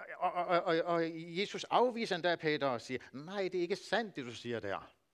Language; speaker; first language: Danish; native; Danish